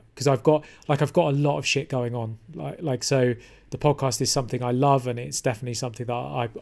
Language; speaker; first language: English; native; English